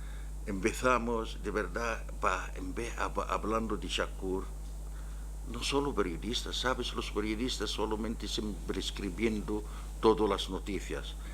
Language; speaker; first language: Spanish; non-native, learner; Arabic